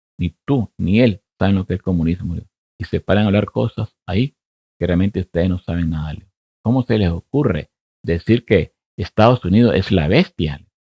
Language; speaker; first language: Spanish; native; Spanish